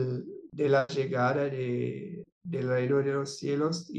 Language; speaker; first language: Spanish; non-native, fluent; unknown